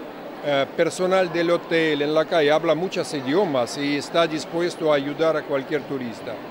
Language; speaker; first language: Spanish; non-native, fluent; Russian